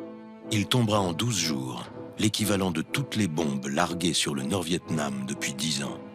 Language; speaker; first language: French; native; French